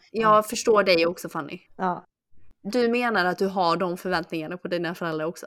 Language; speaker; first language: Swedish; early bilingual, other home language; Chinese